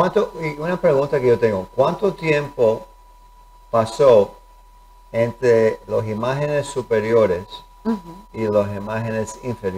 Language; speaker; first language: Spanish; early bilingual, heritage; Spanish